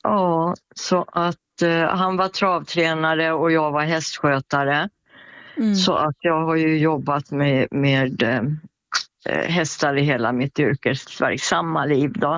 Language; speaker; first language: Swedish; native; Swedish